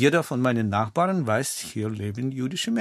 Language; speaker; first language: German; non-native, fluent; Russian